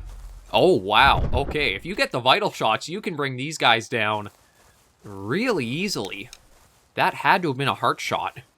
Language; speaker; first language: English; native; English